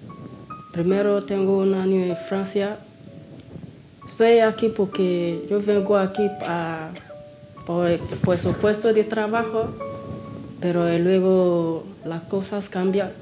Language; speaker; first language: Spanish; non-native, learner; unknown